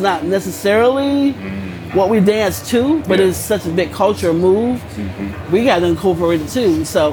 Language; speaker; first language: English; native; English